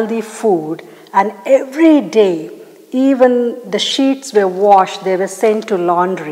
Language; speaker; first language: English; non-native, local second language; Malayalam